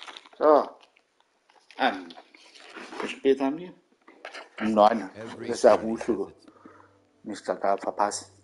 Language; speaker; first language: German; non-native, learner; Vietnamese